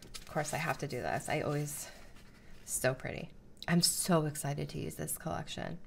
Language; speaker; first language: English; native; English